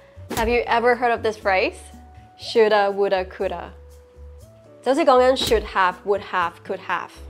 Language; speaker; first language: English; non-native, local second language; Cantonese